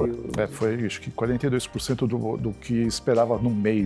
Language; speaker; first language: Portuguese; native; Portuguese